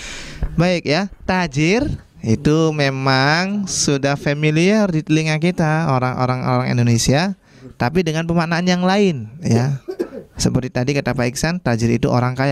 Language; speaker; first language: Indonesian; native; Indonesian